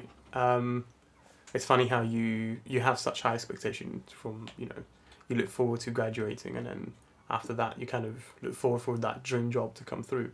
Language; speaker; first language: English; non-native, fluent; Italian